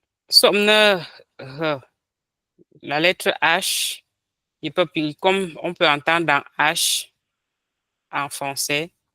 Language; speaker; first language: French; non-native, local second language; Ghomala